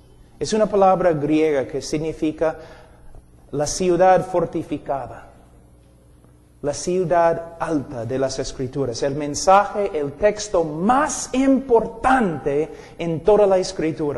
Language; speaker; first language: Spanish; non-native, fluent; English